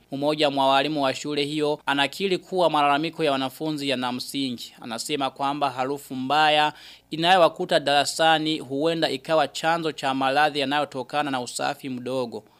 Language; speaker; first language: Swahili; non-native, local second language; Rundi